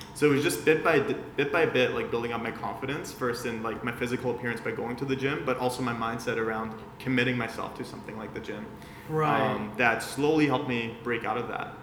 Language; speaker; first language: English; early bilingual, other home language; Persian